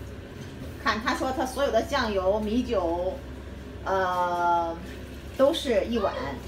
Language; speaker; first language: Chinese; native; Chinese